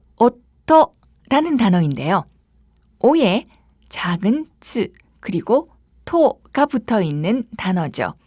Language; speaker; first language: Korean; native; Korean